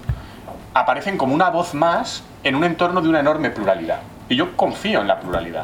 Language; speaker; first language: Spanish; native; Spanish